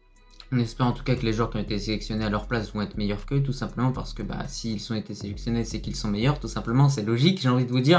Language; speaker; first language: French; native; French